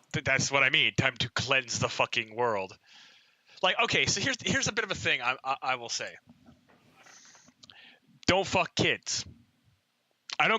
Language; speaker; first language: English; native; English